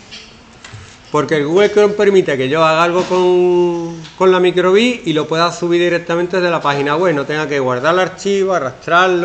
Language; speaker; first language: Spanish; native; Spanish